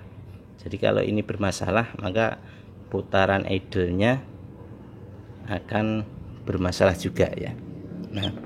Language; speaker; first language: Indonesian; native; Indonesian